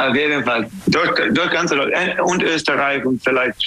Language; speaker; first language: German; non-native, learner; English